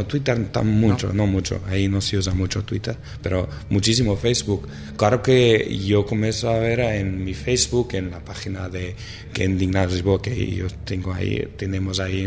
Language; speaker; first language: Spanish; non-native, fluent; Portuguese